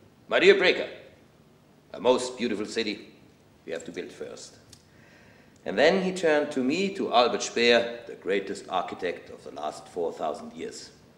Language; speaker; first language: English; non-native, fluent; German